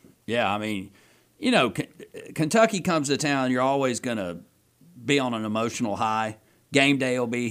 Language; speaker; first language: English; native; English